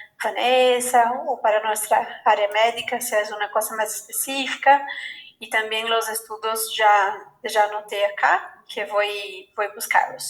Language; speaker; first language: Spanish; non-native, fluent; Portuguese